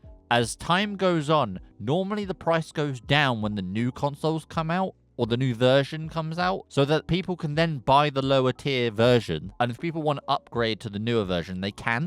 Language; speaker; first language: English; native; English